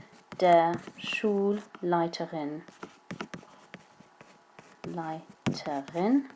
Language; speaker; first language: German; non-native, fluent; English